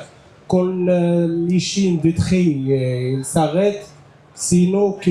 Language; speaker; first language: French; non-native, learner; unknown